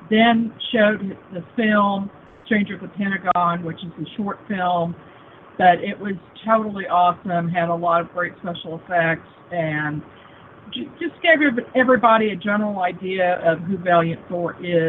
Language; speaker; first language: English; native; English